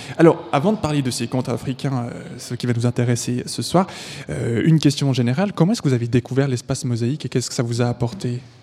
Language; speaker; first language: French; native; French